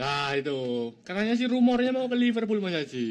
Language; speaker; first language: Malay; non-native, local second language; Javanese